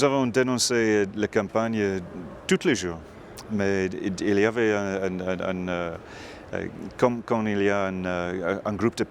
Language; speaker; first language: French; non-native, fluent; English